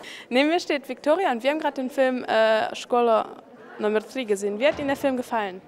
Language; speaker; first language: German; native; German